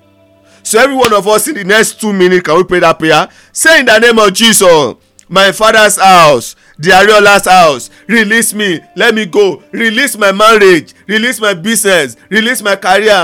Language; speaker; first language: English; non-native, local second language; Yoruba